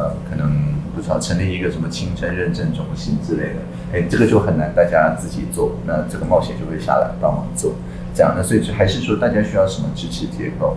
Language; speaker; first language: Chinese; native; Chinese